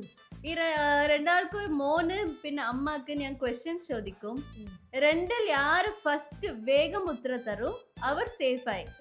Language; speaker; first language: Malayalam; non-native, learner; Tamil